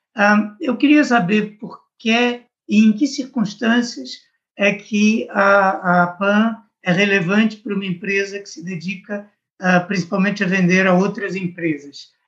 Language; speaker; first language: Portuguese; native; Portuguese